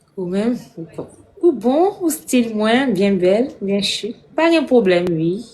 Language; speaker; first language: Haitian Creole; non-native, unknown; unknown